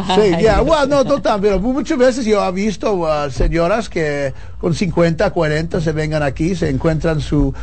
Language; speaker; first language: Spanish; early bilingual, heritage; Spanish